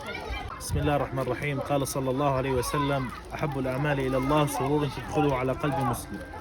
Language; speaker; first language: Arabic; native; Arabic